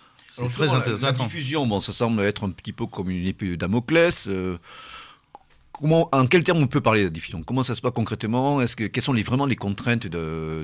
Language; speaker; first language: French; native; French